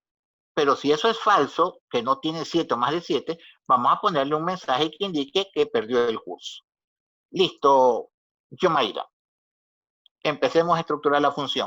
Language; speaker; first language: Spanish; native; Spanish